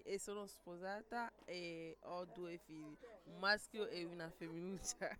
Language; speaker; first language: Italian; non-native, learner; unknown